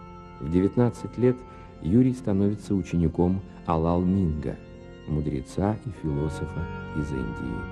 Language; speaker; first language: Russian; native; Russian